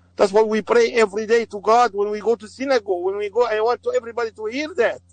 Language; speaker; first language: English; non-native, learner; Arabic